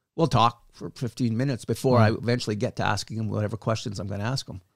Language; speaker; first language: English; native; English